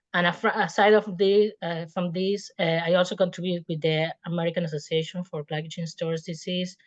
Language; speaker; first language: English; non-native, fluent; Spanish